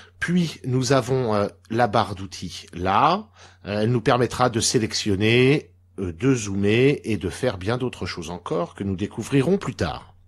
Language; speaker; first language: French; native; French